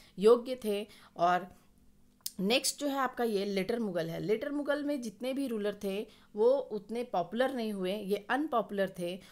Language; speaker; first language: Hindi; native; Hindi